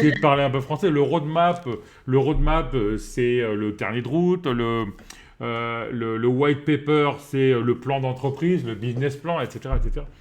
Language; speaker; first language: French; native; French